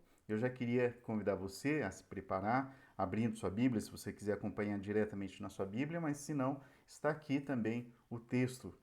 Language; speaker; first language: Portuguese; native; Portuguese